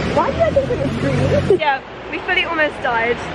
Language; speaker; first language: English; native; English